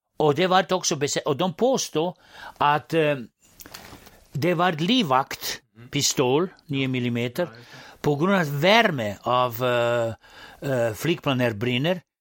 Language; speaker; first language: Swedish; non-native, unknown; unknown